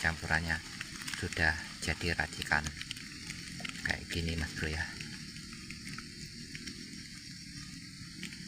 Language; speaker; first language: Indonesian; native; Indonesian